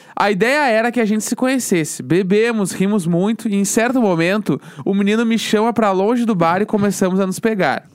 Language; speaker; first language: Portuguese; native; Portuguese